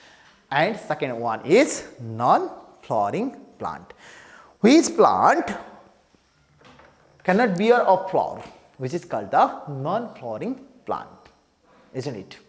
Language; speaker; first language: English; non-native, local second language; Nepali